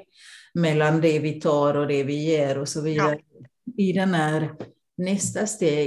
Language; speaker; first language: Swedish; non-native, fluent; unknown